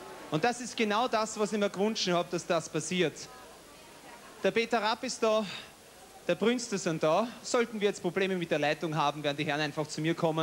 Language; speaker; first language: German; native; German